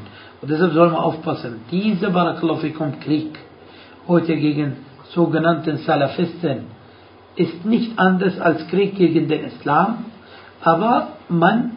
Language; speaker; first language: German; non-native, fluent; Arabic